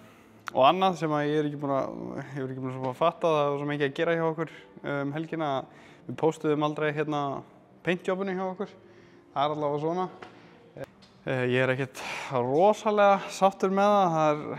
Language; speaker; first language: Icelandic; native; Icelandic